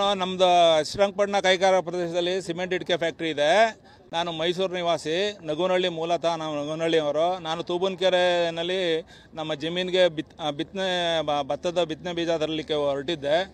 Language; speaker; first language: Kannada; native; Kannada